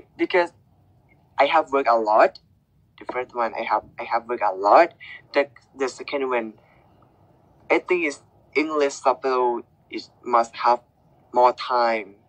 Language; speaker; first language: English; non-native, learner; Thai